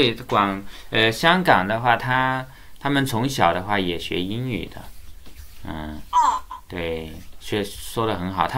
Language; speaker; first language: Chinese; native; Chinese